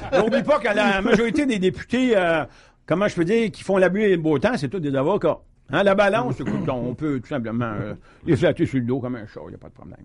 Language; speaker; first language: French; native; French